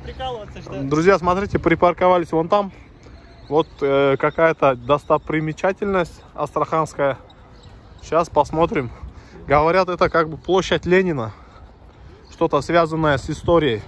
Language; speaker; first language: Russian; non-native, fluent; Turkish